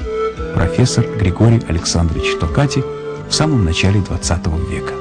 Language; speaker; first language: Russian; native; Russian